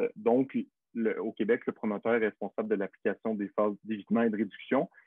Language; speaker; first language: French; native; French